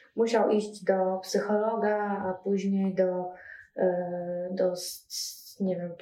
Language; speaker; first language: Polish; non-native, fluent; Russian